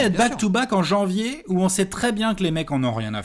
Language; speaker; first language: French; native; French